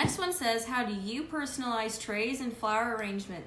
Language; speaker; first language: English; native; English